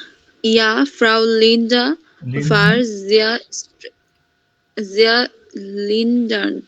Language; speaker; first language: German; non-native, learner; Bangla